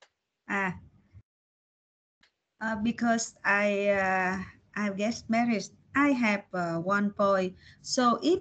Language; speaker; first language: English; non-native, learner; Vietnamese